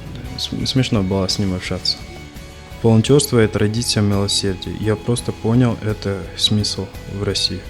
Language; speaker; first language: Russian; non-native, fluent; Arabic